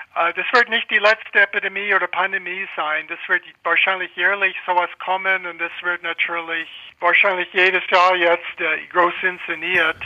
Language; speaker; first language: German; non-native, fluent; English